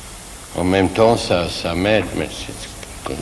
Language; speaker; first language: French; non-native, fluent; Swiss German